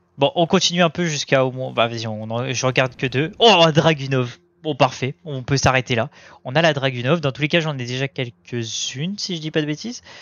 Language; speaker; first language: French; native; French